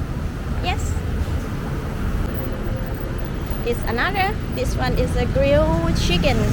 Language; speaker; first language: English; non-native, learner; Thai